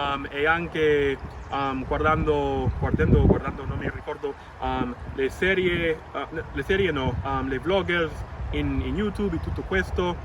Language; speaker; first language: Italian; non-native, fluent; English